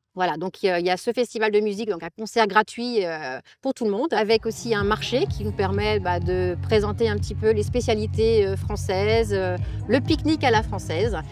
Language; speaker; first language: French; native; French